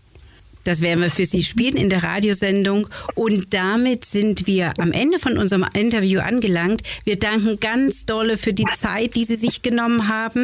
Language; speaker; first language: German; native; German